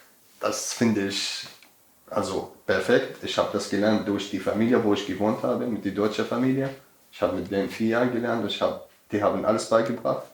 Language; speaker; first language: German; non-native, learner; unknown